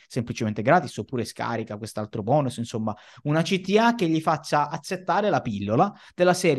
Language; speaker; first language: Italian; native; Italian